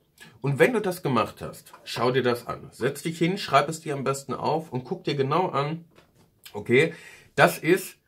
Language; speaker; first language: German; native; German